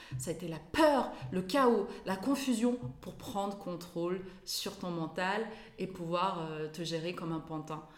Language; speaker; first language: French; native; French